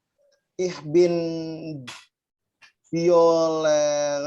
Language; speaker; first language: German; non-native, learner; Indonesian